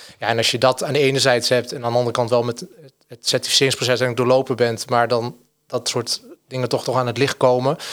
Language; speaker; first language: Dutch; native; Dutch